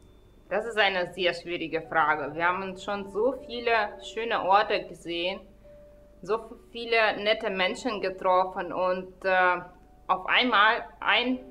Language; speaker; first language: German; non-native, fluent; Russian